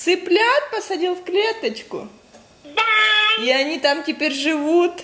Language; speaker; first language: Russian; native; Russian